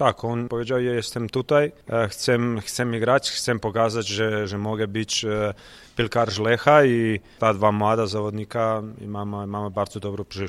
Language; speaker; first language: Polish; non-native, learner; Croatian